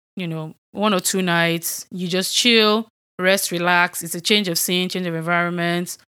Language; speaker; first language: English; non-native, local second language; Yoruba